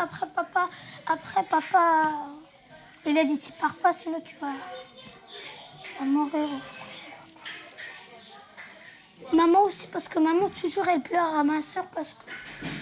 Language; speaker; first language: French; non-native, learner; Arabic